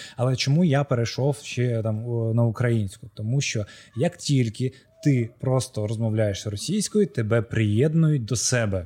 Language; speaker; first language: Ukrainian; non-native, local second language; Russian